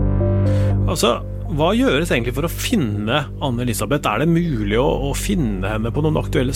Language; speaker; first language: Norwegian; native; Norwegian